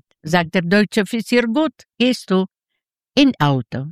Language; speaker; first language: German; non-native, fluent; Yiddish